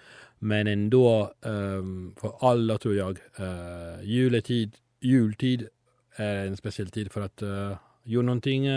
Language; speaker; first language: Swedish; non-native, learner; Italian